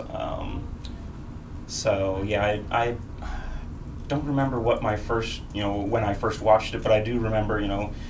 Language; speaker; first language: English; native; English